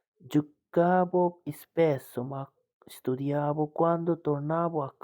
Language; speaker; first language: Italian; non-native, fluent; Bangla